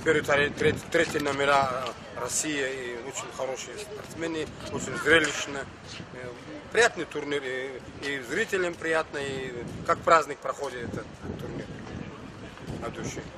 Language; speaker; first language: Russian; non-native, local second language; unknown